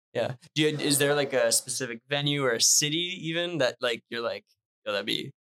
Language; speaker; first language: English; non-native, fluent; French